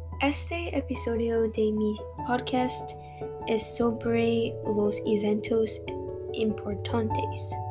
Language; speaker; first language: Spanish; non-native, learner; English